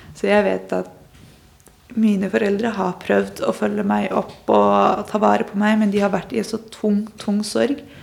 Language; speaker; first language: Norwegian; early bilingual, other home language; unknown